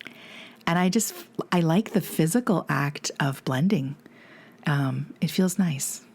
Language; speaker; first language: English; native; English